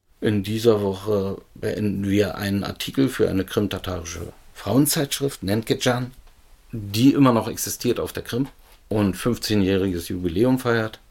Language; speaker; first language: German; native; German